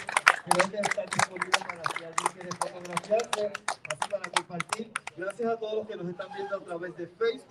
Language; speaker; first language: Spanish; native; Spanish